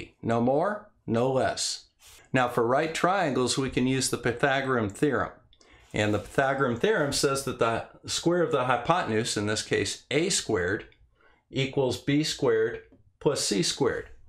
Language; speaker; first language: English; native; English